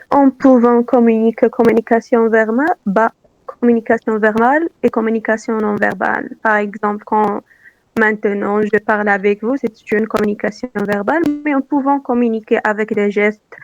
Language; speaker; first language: French; non-native, learner; Arabic